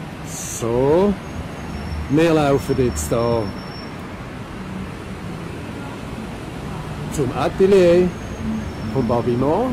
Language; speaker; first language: German; native; German